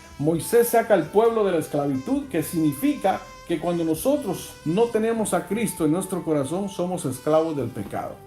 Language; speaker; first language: Spanish; native; Spanish